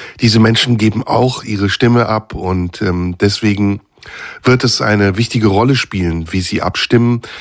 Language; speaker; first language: German; early bilingual, other home language; Turkish